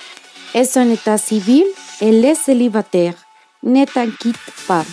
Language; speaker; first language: French; non-native, learner; Spanish